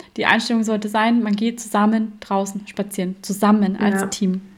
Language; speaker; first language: German; native; German